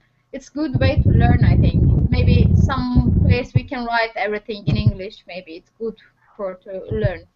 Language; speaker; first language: English; non-native, learner; Turkish